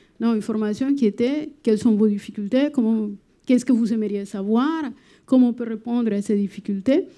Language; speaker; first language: French; non-native, fluent; Spanish